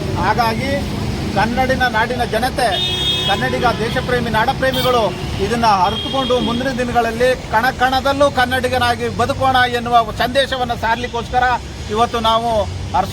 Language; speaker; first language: Kannada; native; Kannada